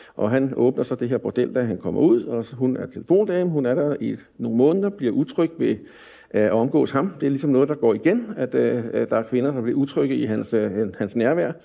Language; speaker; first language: Danish; native; Danish